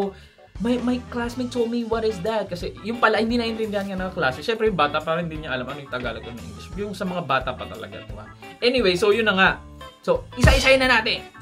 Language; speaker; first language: Filipino; native; Filipino